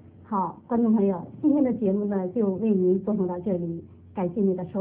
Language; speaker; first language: Chinese; native; Chinese